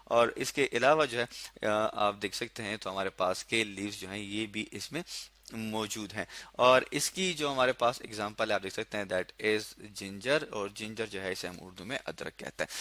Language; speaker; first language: Urdu; native; Urdu